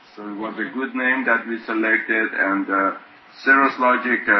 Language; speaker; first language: English; non-native, fluent; Persian